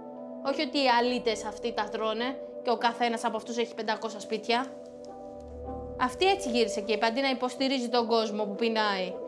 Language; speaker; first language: Greek; native; Greek